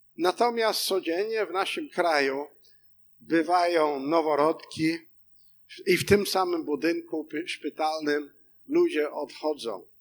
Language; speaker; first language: Polish; non-native, fluent; English